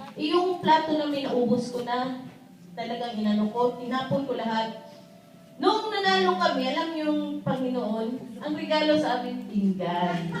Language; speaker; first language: Filipino; non-native, local second language; Cebuano